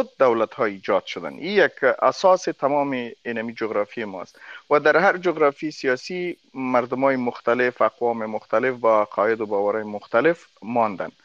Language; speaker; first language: Persian; non-native, local second language; Pashto